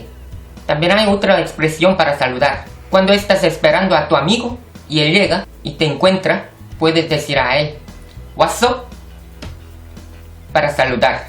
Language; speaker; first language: Spanish; non-native, fluent; Korean